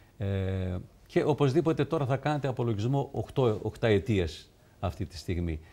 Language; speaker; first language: Greek; native; Greek